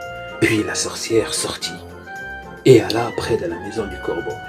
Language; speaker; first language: French; native; French